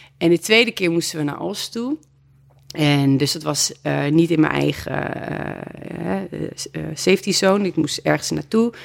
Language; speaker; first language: Dutch; native; Dutch